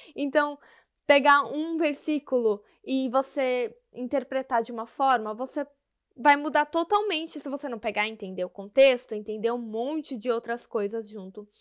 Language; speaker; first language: Portuguese; native; Portuguese